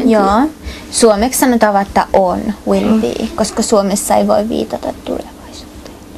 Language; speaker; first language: Finnish; non-native, fluent; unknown